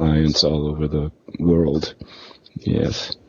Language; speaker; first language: English; native; English